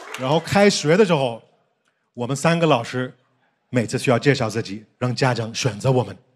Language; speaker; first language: Chinese; early bilingual, heritage; Chinese